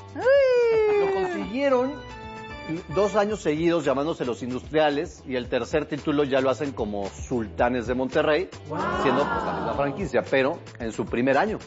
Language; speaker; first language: Spanish; native; Spanish